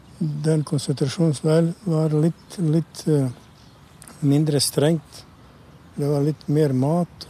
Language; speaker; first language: Norwegian; non-native, learner; Bosnian